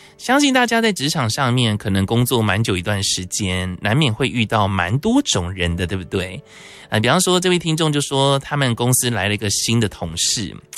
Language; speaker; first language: Chinese; native; Chinese